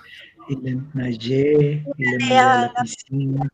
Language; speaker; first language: French; non-native, learner; Spanish